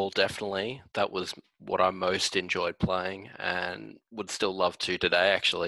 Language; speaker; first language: English; native; English